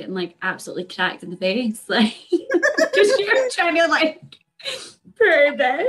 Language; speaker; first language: English; native; English